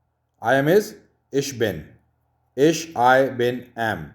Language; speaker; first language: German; non-native, learner; Urdu